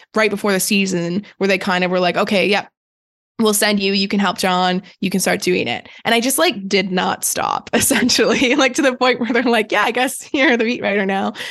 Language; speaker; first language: English; native; English